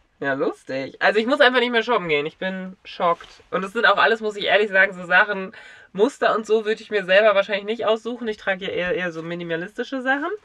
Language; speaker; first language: German; native; German